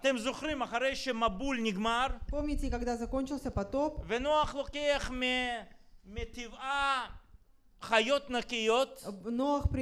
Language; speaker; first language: Hebrew; non-native, fluent; Russian